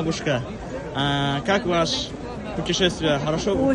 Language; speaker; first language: Russian; non-native, local second language; Uzbek